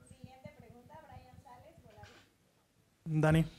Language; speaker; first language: Spanish; non-native, fluent; Portuguese